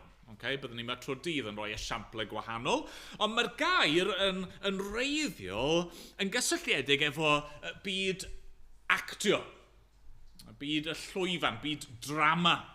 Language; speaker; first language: Welsh; native; Welsh